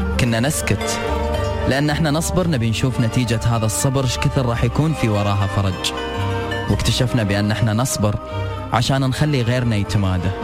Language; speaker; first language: Arabic; native; Arabic